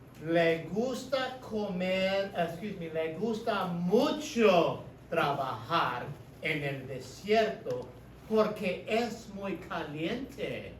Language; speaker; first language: Spanish; non-native, fluent; English